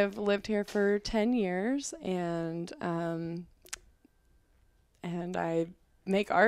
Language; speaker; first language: English; native; English